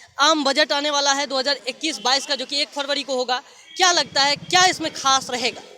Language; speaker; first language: Hindi; native; Hindi